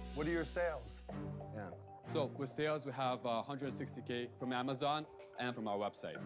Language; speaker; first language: English; early bilingual, other home language; Ukrainian